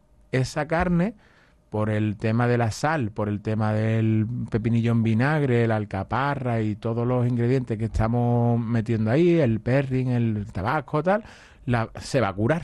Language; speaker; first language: Spanish; native; Spanish